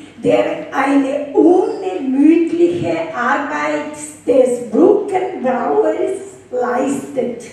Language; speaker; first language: German; non-native, fluent; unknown